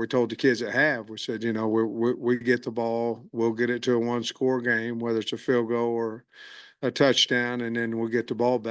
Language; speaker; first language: English; native; English